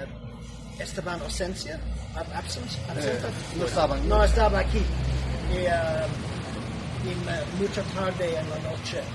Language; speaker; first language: Spanish; non-native, learner; English